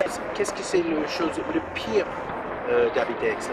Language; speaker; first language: French; non-native, learner; English